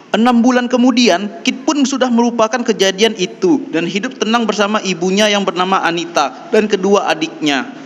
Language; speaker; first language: Indonesian; native; Indonesian